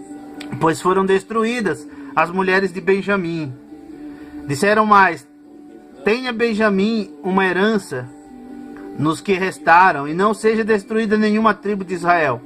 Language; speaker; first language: Portuguese; native; Portuguese